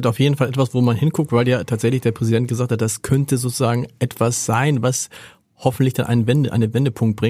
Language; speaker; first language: German; native; German